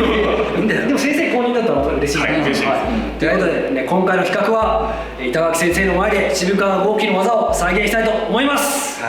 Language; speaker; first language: Japanese; native; Japanese